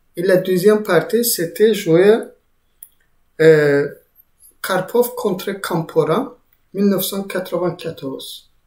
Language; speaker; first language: French; non-native, fluent; Azerbaijani